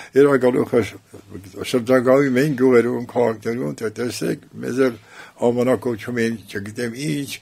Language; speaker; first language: Armenian; non-native, local second language; Kurdish